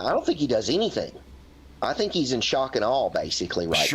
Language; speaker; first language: English; native; English